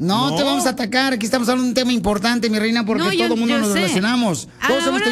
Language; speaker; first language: Spanish; native; Spanish